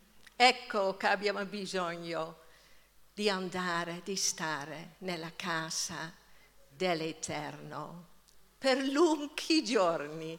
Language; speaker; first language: Italian; non-native, fluent; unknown